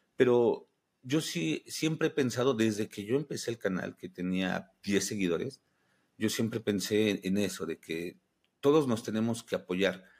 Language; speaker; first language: Spanish; native; Spanish